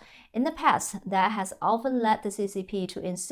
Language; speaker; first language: English; non-native, fluent; Chinese